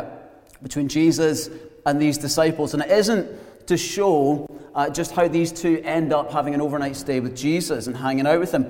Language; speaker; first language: English; native; English